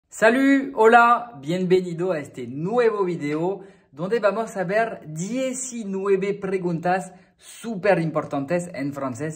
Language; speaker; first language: Spanish; non-native, fluent; French